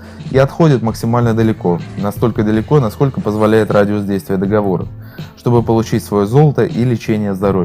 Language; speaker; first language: Russian; native; Russian